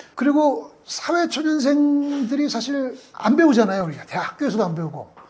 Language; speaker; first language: Korean; native; Korean